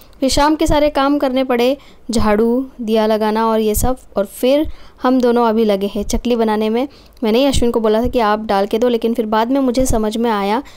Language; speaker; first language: Hindi; non-native, local second language; Marathi